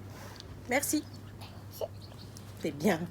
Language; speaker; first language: French; native; French